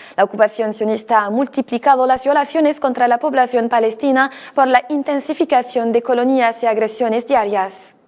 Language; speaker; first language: Spanish; non-native, fluent; Arabic